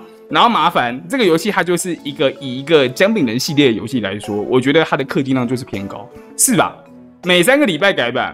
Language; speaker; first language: Chinese; native; Chinese